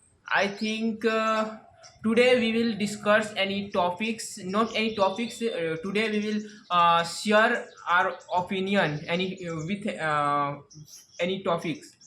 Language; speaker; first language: English; non-native, learner; Hindi